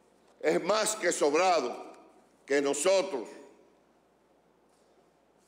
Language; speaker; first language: Spanish; native; Spanish